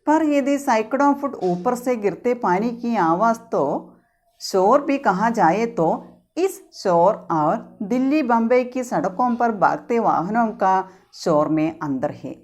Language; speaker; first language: Hindi; non-native, local second language; Malayalam